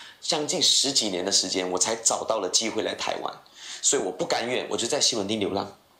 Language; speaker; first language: Chinese; native; Chinese